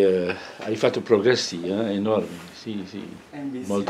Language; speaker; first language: Italian; non-native, learner; German